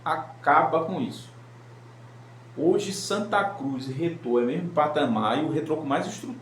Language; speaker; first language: Portuguese; native; Portuguese